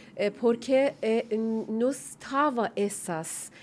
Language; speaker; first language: Portuguese; non-native, learner; Persian